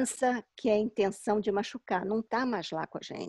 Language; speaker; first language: Portuguese; native; Portuguese